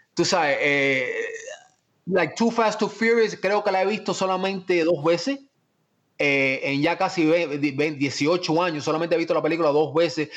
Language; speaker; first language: Spanish; early bilingual, heritage; Spanish